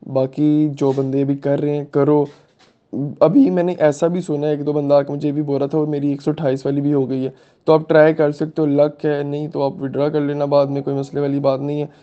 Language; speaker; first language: Urdu; native; Urdu